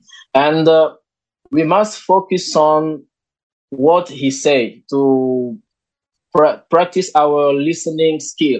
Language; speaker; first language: English; non-native, learner; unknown